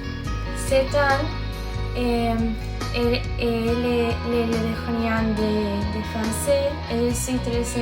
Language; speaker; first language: French; non-native, learner; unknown